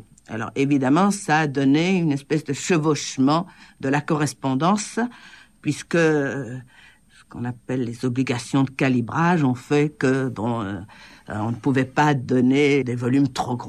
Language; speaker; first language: French; native; French